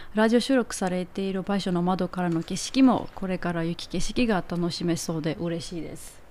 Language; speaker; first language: Japanese; non-native, fluent; Armenian